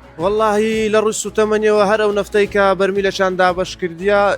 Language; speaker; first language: Central Kurdish; native; Central Kurdish